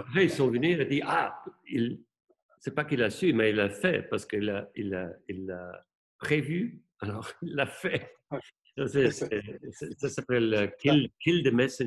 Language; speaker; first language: French; non-native, local second language; German